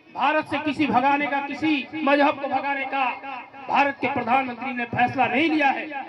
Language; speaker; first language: Hindi; native; Hindi